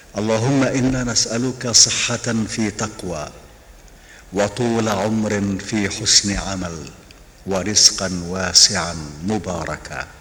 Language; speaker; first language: Arabic; non-native, fluent; Indonesian